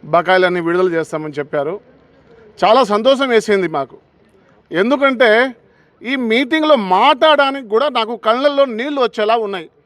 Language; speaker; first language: Telugu; non-native, local second language; Lambadi